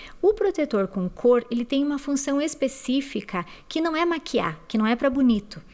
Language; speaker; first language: Portuguese; native; Portuguese